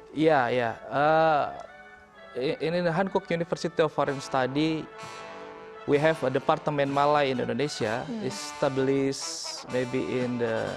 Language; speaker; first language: English; non-native, learner; Indonesian